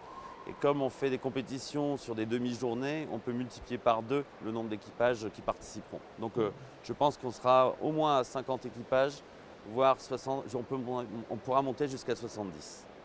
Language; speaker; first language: French; native; French